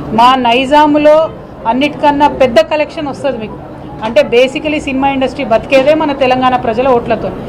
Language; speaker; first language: Telugu; native; Telugu